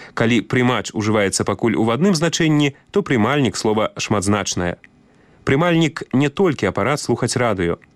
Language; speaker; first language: Belarusian; native; Belarusian